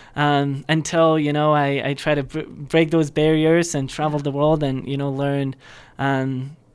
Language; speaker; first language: English; non-native, fluent; Persian